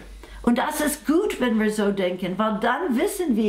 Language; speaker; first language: German; non-native, fluent; English